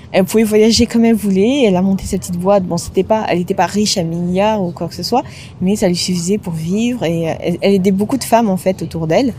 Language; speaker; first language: French; native; French